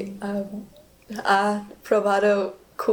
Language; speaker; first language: Spanish; non-native, learner; English